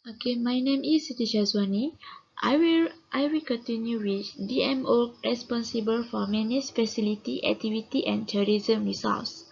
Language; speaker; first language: English; non-native, local second language; Malay